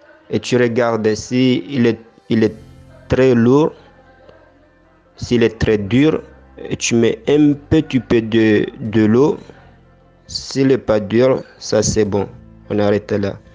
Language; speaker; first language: French; non-native, learner; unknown